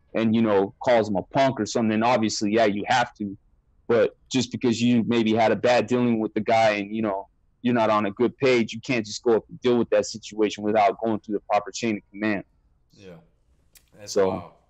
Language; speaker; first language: English; native; English